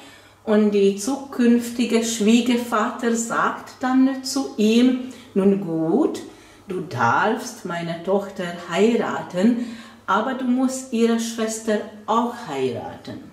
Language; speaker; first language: German; non-native, fluent; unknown